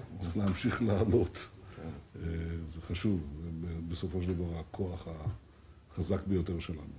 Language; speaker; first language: Hebrew; native; Hebrew